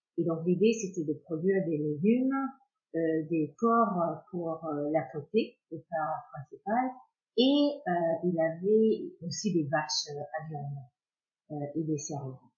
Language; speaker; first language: French; non-native, fluent; English